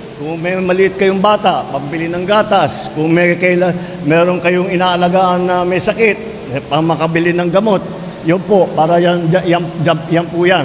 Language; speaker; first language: Filipino; native; Filipino